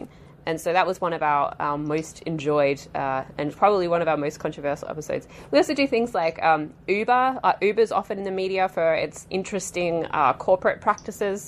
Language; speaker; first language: English; native; English